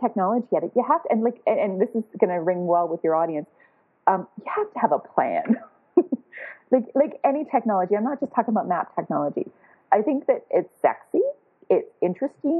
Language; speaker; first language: English; native; English